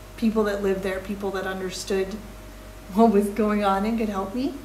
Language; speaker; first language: English; native; English